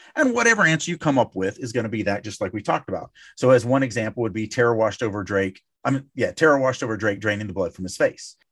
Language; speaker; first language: English; native; English